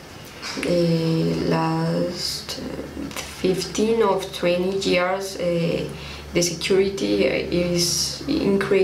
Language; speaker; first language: English; non-native, learner; Spanish